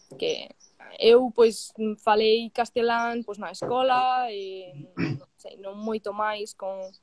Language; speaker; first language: Galician; non-native, learner; Catalan